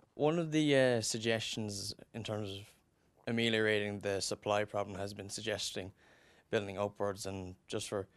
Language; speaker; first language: English; native; English